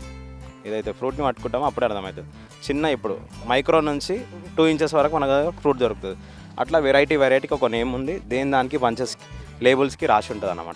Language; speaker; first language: Telugu; native; Telugu